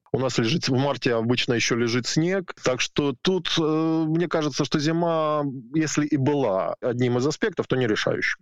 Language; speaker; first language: Russian; native; Russian